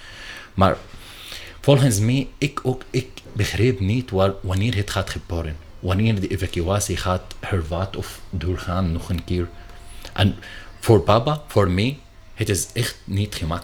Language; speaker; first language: Dutch; non-native, learner; Arabic